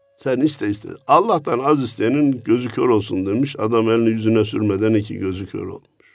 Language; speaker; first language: Turkish; native; Turkish